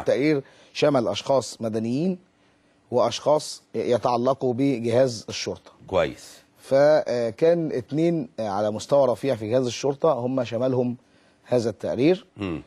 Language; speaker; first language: Arabic; native; Arabic